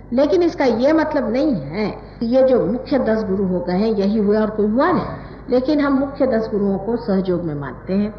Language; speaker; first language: Hindi; non-native, local second language; Marathi